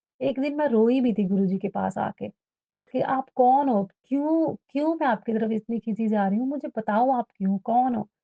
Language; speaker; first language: Hindi; native; Hindi